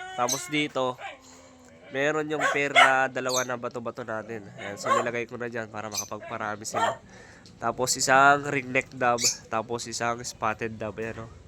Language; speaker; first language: Filipino; non-native, local second language; Iloko